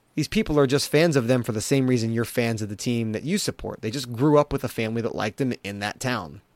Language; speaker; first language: English; native; English